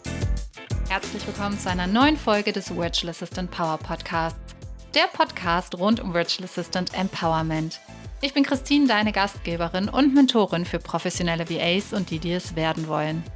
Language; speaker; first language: German; native; German